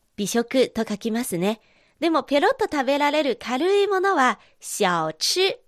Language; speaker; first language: Japanese; non-native, fluent; Chinese